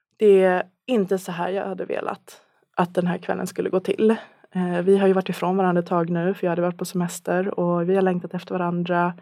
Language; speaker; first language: Swedish; native; Swedish